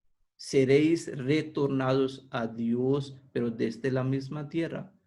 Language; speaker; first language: Spanish; non-native, fluent; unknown